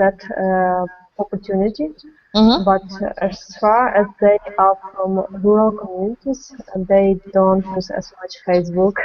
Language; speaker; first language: English; non-native, fluent; Ukrainian